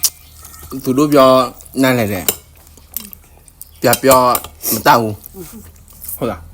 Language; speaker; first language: Burmese; non-native, learner; S'gaw Karen